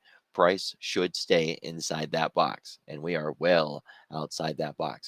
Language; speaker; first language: English; native; English